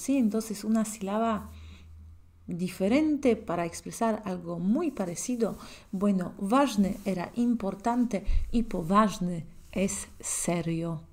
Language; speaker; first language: Spanish; non-native, fluent; Polish